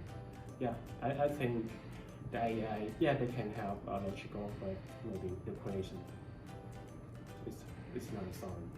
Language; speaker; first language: English; non-native, learner; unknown